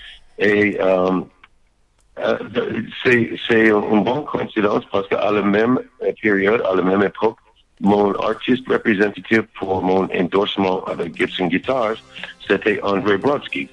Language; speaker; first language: French; non-native, learner; English